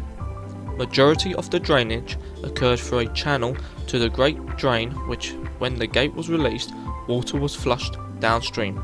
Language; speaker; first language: English; non-native, fluent; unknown